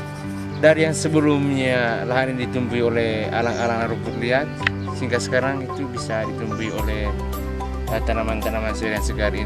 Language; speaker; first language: Indonesian; native; Indonesian